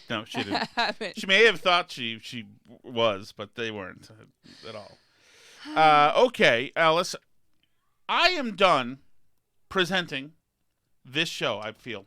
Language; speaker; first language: English; native; English